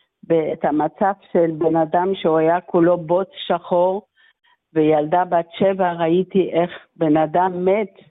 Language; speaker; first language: Hebrew; non-native, fluent; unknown